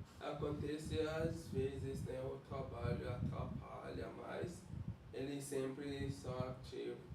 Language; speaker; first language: Portuguese; non-native, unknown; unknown